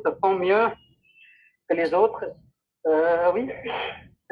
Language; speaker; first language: French; non-native, learner; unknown